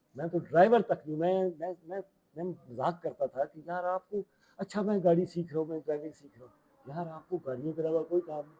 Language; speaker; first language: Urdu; native; Urdu